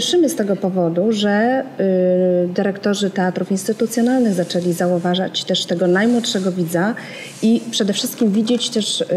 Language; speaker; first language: Polish; native; Polish